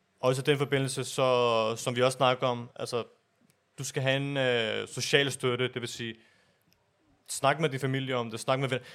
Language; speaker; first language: Danish; early bilingual, other home language; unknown